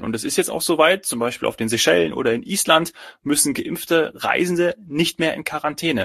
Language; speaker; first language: German; native; German